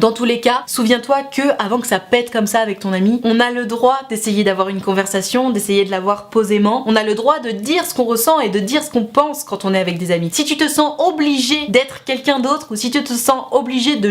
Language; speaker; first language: French; native; French